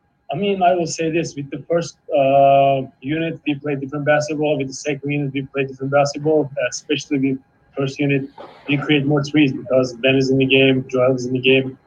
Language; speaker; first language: English; non-native, fluent; Turkish